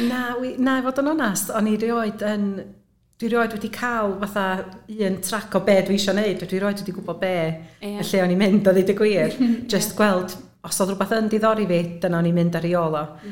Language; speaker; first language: Welsh; native; Welsh